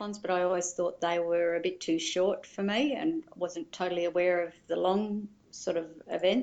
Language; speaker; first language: English; native; English